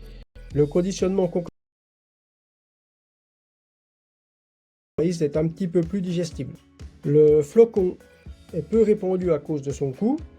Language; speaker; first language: French; native; French